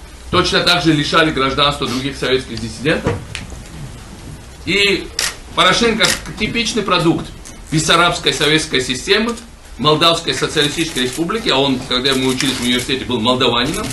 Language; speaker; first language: Russian; non-native, local second language; Georgian